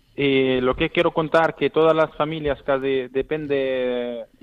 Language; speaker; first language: Spanish; non-native, learner; Arabic